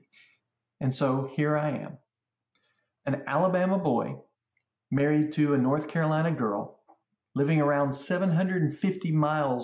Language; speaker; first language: English; native; English